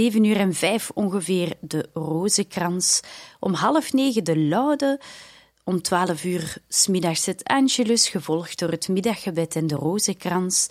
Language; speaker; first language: Dutch; native; Dutch